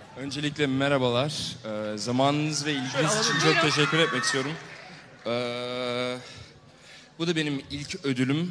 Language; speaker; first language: Turkish; early bilingual, heritage; Turkish